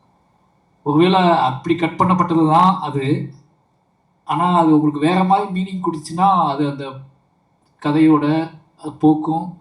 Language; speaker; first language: Tamil; native; Tamil